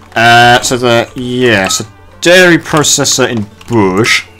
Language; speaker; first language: English; native; English